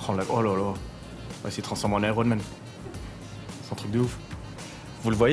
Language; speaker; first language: French; native; French